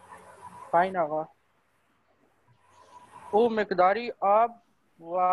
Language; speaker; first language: Persian; non-native, learner; Urdu